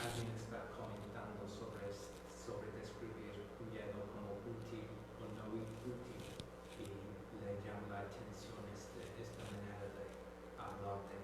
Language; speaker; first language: Spanish; non-native, fluent; English